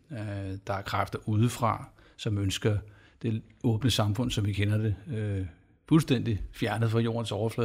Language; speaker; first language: Danish; native; Danish